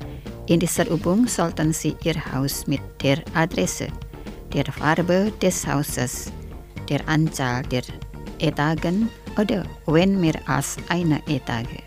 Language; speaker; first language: German; non-native, fluent; Indonesian